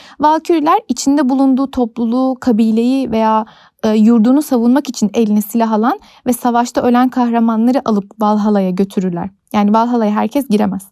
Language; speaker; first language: Turkish; native; Turkish